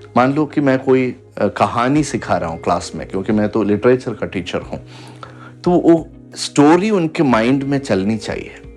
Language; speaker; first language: Hindi; non-native, local second language; Malayalam